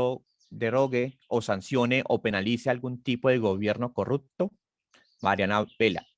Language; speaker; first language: Spanish; native; Spanish